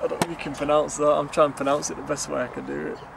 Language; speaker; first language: English; native; English